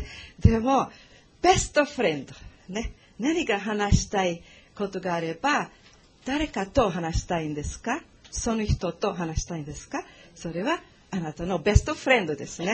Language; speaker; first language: Japanese; non-native, learner; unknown